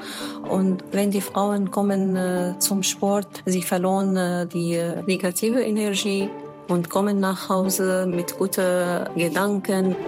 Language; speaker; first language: German; non-native, learner; Arabic